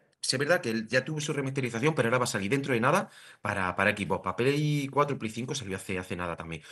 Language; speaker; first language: Spanish; native; Spanish